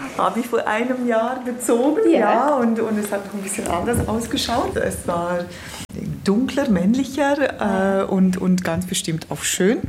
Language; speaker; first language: German; native; German